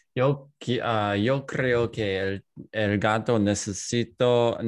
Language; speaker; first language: Spanish; non-native, learner; English